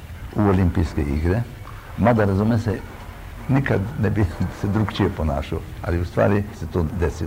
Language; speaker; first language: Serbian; early bilingual, heritage; Croatian